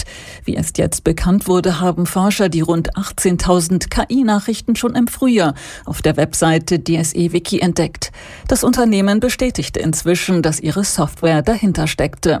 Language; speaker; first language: German; native; German